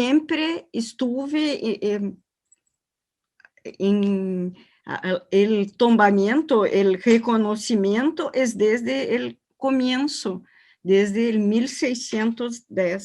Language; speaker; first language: Spanish; non-native, learner; Portuguese